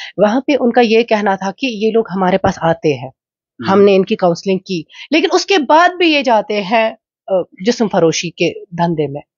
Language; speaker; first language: Hindi; non-native, local second language; Kashmiri